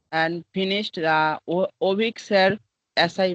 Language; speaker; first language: English; non-native, learner; Bangla